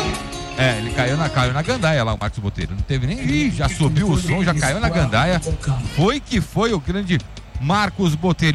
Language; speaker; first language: Portuguese; native; Portuguese